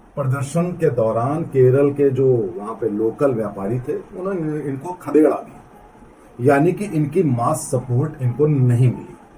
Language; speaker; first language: Hindi; native; Hindi